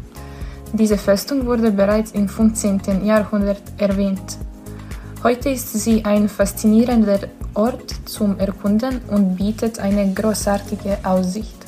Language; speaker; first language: German; non-native, learner; Bosnian